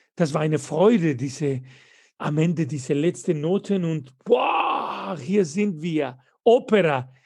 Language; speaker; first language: German; non-native, fluent; Spanish